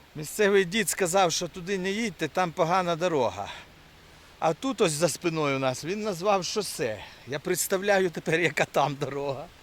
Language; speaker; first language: Ukrainian; non-native, local second language; Russian